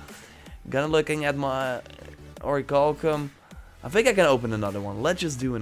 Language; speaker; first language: English; non-native, fluent; Dutch